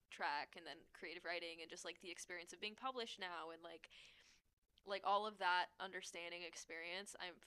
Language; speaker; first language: English; native; English